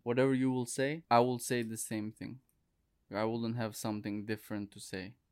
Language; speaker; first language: English; non-native, fluent; Turkish